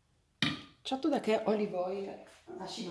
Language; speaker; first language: Japanese; non-native, learner; Italian